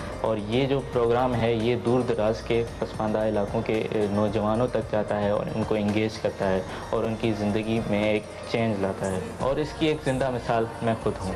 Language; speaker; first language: Urdu; non-native, local second language; Baluchi